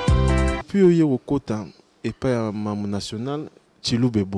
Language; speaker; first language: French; non-native, local second language; Lingala